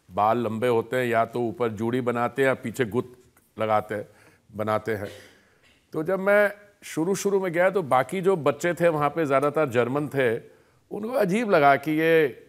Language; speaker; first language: Hindi; native; Hindi